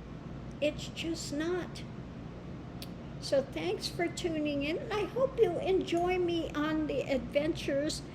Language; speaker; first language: English; native; English